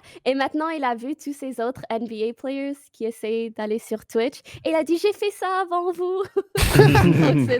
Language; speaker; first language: French; non-native, fluent; English